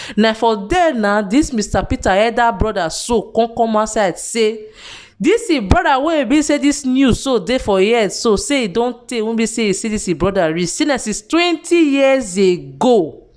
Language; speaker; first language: Nigerian Pidgin; native; Nigerian Pidgin